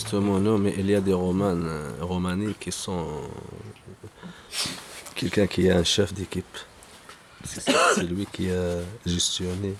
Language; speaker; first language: French; non-native, local second language; Arabic